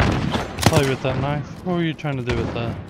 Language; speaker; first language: English; native; English